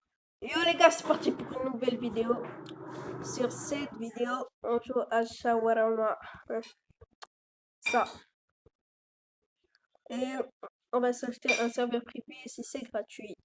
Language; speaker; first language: French; native; French